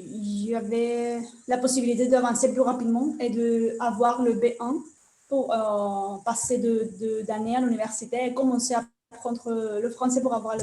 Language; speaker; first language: French; non-native, learner; Spanish